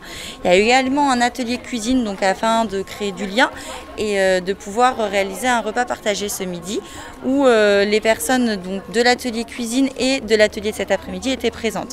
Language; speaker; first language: French; native; French